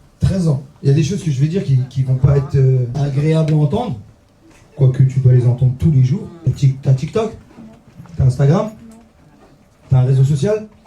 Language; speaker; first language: French; native; French